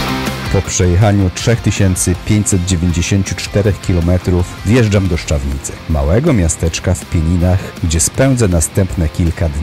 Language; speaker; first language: Polish; native; Polish